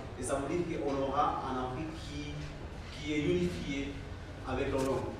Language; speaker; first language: French; non-native, learner; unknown